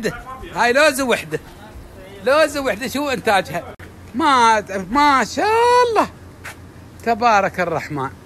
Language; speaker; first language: Arabic; native; Arabic